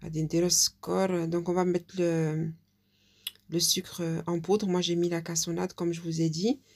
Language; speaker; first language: French; non-native, local second language; Arabic